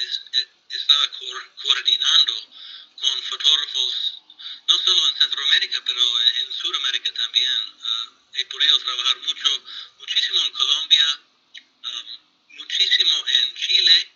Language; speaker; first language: Spanish; non-native, fluent; English